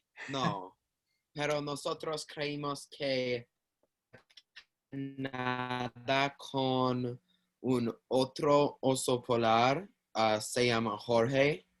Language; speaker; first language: Spanish; non-native, learner; English